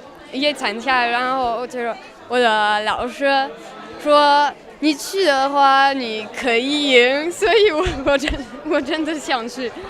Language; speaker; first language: Chinese; non-native, learner; French